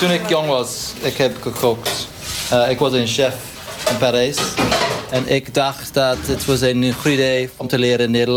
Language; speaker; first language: Dutch; non-native, learner; French